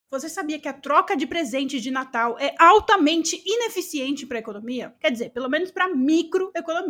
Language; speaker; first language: Portuguese; native; Portuguese